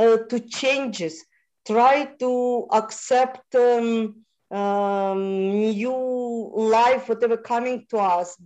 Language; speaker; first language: English; non-native, fluent; Russian